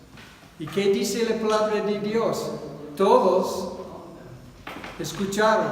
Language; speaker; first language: Spanish; non-native, fluent; English